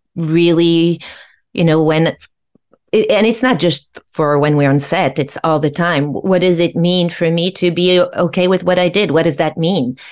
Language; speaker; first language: English; non-native, fluent; French